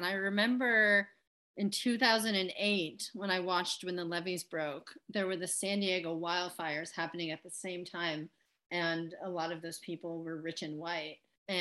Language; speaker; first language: English; native; English